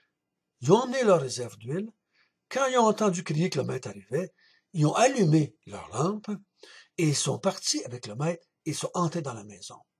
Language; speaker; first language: French; native; French